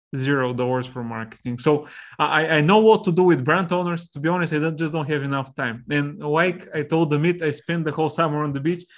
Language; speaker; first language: English; non-native, fluent; Bulgarian